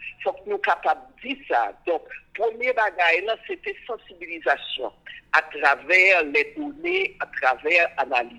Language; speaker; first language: French; non-native, local second language; Haitian Creole